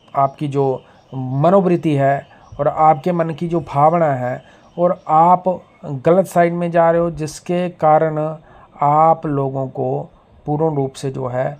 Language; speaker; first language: Hindi; native; Hindi